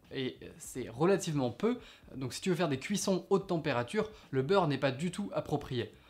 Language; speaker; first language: French; native; French